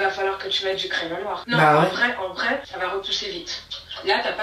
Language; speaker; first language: French; native; French